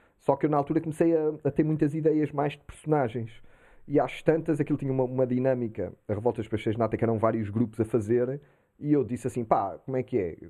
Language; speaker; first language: Portuguese; early bilingual, heritage; Portuguese